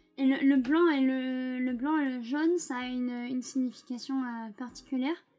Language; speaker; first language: French; native; French